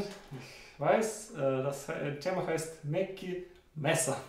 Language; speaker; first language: German; non-native, fluent; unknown